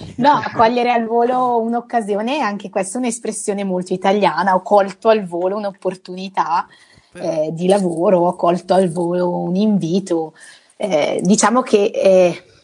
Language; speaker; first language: Italian; native; Italian